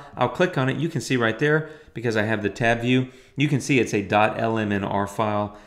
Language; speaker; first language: English; native; English